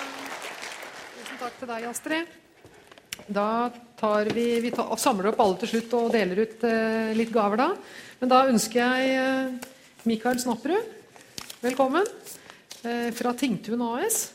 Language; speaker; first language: Norwegian; native; Norwegian